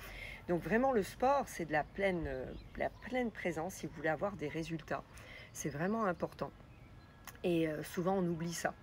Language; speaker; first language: French; native; French